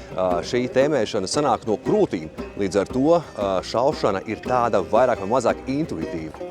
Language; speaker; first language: Latvian; native; Latvian